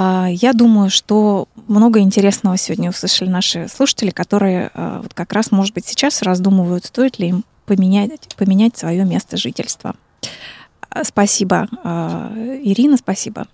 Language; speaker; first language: Russian; native; Russian